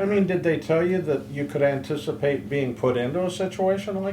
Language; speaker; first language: English; native; English